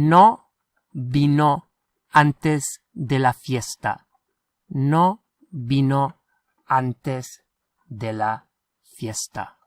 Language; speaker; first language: Spanish; non-native, fluent; English